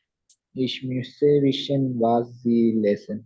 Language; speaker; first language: German; non-native, learner; Malayalam